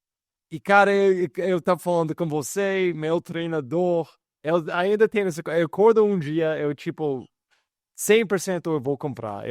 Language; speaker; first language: Portuguese; non-native, fluent; English